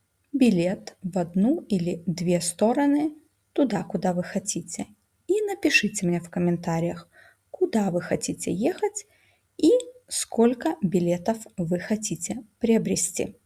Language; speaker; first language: Russian; non-native, fluent; Lithuanian